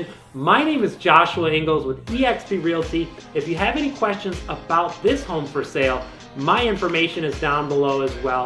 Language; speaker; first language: English; native; English